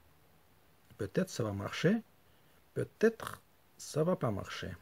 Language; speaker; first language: French; non-native, fluent; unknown